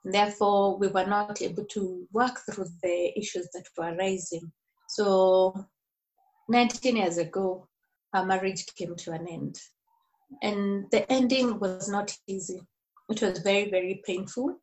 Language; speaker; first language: English; non-native, local second language; Kikuyu